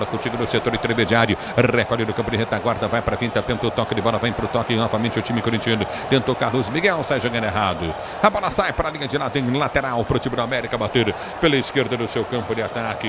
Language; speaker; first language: Portuguese; native; Portuguese